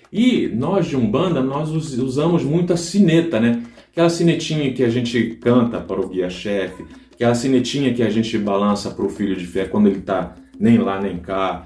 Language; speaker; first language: Portuguese; native; Portuguese